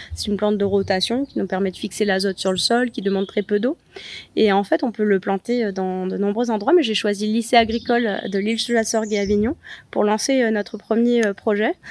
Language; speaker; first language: French; native; French